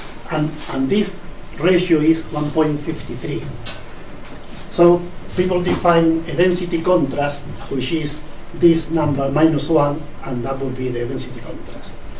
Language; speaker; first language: English; non-native, fluent; Spanish